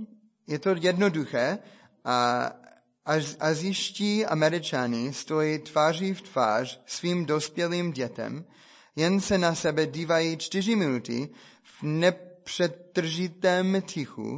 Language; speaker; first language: Czech; non-native, fluent; English